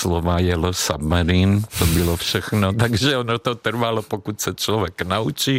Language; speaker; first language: Czech; non-native, fluent; Hungarian